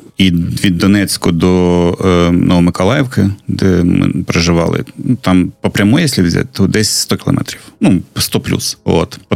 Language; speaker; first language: Ukrainian; non-native, local second language; Russian